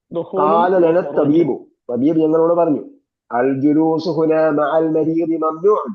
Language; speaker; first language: Arabic; non-native, fluent; Malayalam